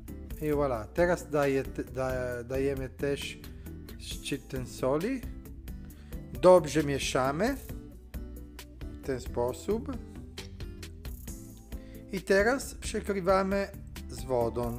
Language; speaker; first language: Polish; non-native, learner; Italian